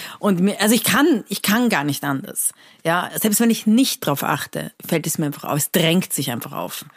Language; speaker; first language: German; early bilingual, other home language; Persian